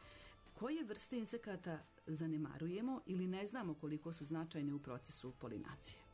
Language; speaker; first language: Serbian; native; Serbian